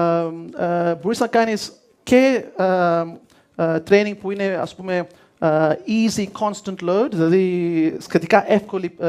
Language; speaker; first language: Greek; early bilingual, heritage; Greek